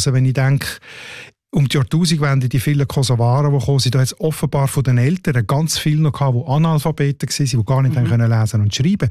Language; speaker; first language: German; native; German